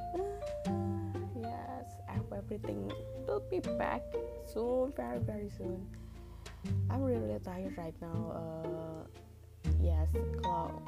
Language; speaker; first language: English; non-native, learner; Indonesian